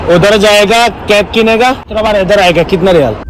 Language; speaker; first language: Hindi; non-native, learner; Bangla